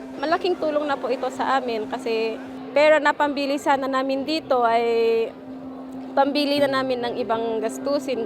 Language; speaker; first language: Filipino; non-native, local second language; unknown